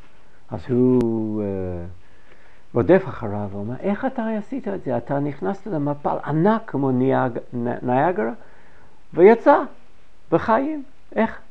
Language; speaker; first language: Hebrew; non-native, fluent; English